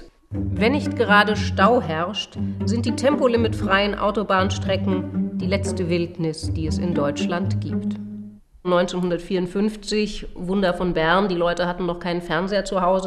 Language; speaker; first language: German; native; German